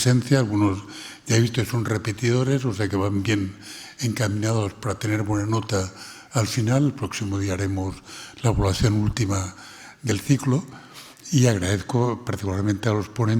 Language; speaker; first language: Spanish; non-native, local second language; Catalan